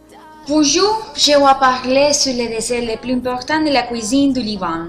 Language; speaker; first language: French; non-native, learner; Spanish